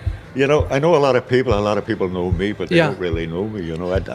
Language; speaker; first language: English; native; English